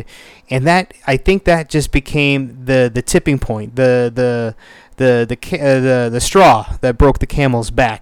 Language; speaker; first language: English; native; English